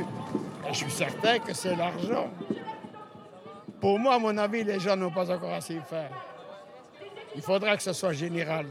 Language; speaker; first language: French; early bilingual, other home language; Spanish